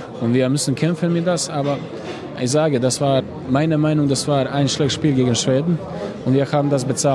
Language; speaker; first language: German; non-native, learner; Croatian